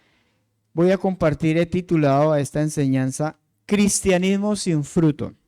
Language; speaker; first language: Spanish; native; Spanish